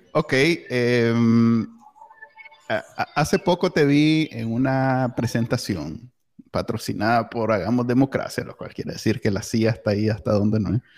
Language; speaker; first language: Spanish; native; Spanish